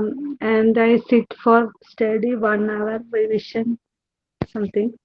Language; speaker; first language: English; non-native, learner; Malayalam